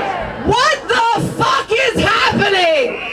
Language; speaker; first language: English; native; English